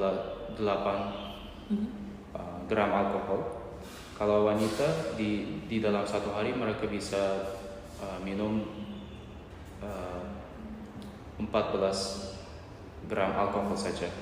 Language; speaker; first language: Indonesian; non-native, learner; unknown